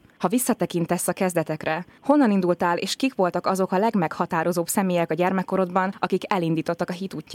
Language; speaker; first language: Hungarian; native; Hungarian